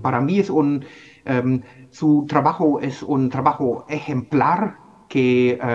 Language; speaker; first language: Spanish; non-native, fluent; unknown